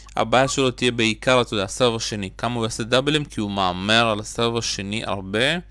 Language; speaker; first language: Hebrew; early bilingual, other home language; Russian